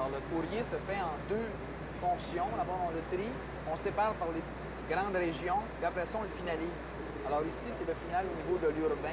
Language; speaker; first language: French; native; French